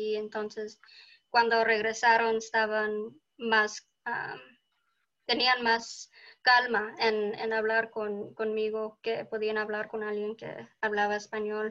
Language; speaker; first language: Spanish; early bilingual, heritage; Spanish